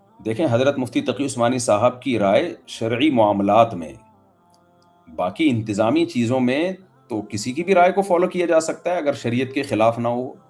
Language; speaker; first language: Urdu; native; Urdu